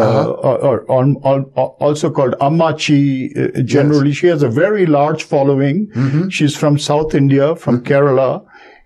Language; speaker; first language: English; non-native, local second language; Bangla